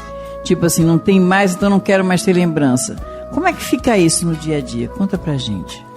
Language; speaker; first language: Portuguese; native; Portuguese